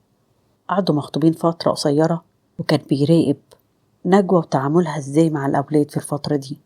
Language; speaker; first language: Arabic; native; Arabic